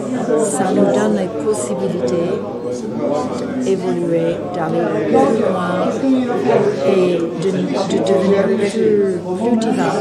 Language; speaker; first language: French; non-native, fluent; English